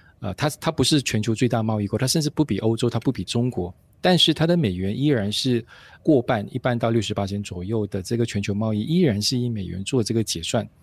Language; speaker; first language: Chinese; native; Chinese